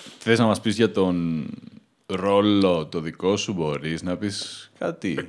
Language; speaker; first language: Greek; early bilingual, heritage; Greek